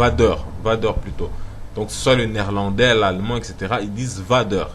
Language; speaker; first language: French; non-native, local second language; Lingala